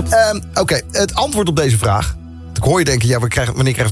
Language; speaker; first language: Dutch; native; Dutch